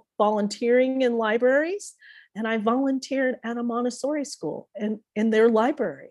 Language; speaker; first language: English; native; English